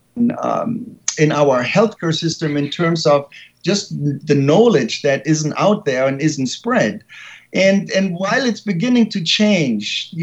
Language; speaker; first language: English; non-native, fluent; German